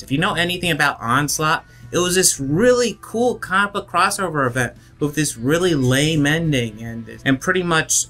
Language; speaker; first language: English; native; English